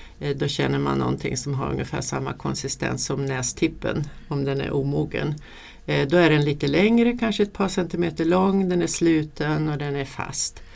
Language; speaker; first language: Swedish; native; Swedish